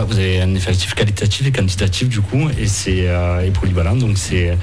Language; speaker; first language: French; native; French